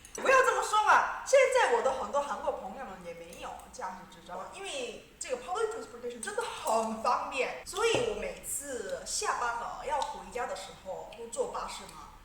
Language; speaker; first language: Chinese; non-native, fluent; Korean